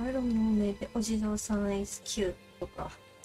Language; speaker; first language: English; non-native, learner; Japanese